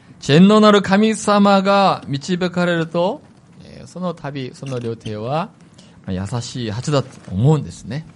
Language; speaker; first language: Japanese; non-native, fluent; Korean